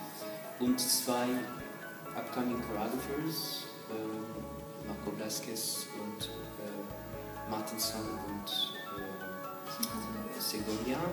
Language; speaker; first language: German; non-native, fluent; French